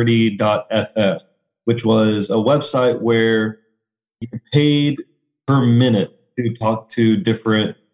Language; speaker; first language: English; native; English